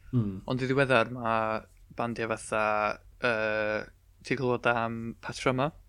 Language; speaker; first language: Welsh; native; Welsh